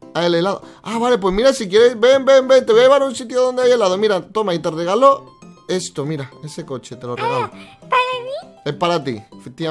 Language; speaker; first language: Spanish; native; Spanish